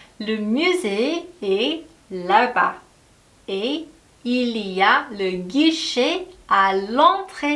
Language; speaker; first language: French; non-native, learner; Korean